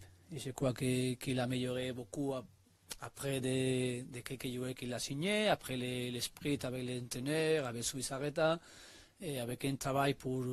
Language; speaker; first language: French; non-native, learner; Spanish